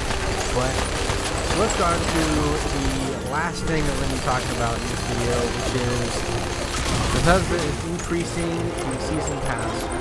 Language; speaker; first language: English; native; English